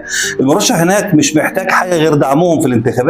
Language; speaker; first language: Arabic; native; Arabic